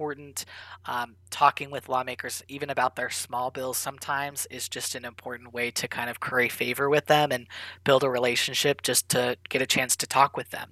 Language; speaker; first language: English; native; English